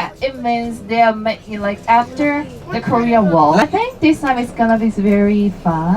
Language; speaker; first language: English; non-native, learner; Korean